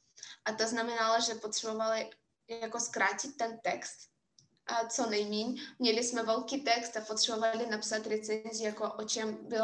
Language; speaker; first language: Czech; non-native, fluent; Russian